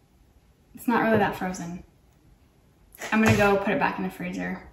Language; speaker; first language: English; native; English